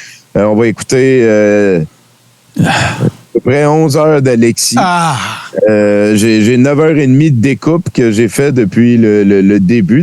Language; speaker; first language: French; native; French